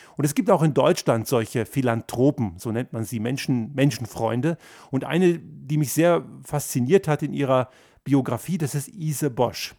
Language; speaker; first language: German; early bilingual, other home language; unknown